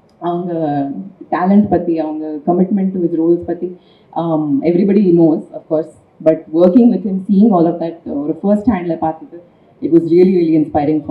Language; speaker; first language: Tamil; non-native, fluent; Kannada